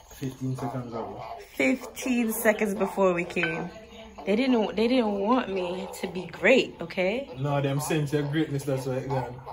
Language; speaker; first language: English; native; English